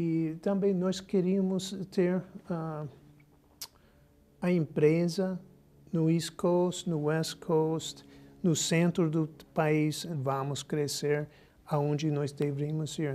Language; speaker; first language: Portuguese; non-native, fluent; English